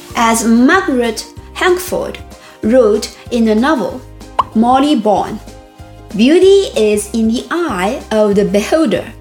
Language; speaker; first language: English; non-native, fluent; Chinese